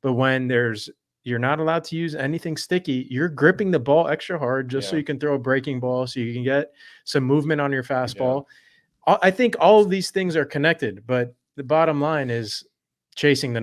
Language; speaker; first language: English; native; English